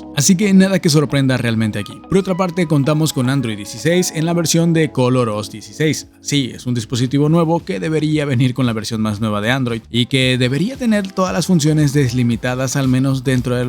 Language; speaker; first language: Spanish; native; Spanish